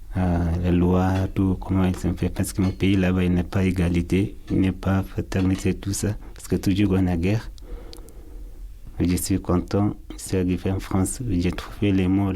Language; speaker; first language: French; non-native, learner; Arabic